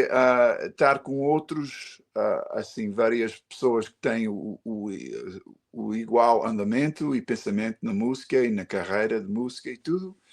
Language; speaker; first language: Portuguese; early bilingual, heritage; Portuguese